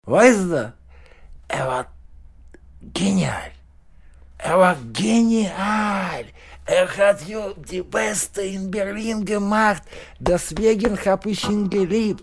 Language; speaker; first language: German; non-native, learner; Russian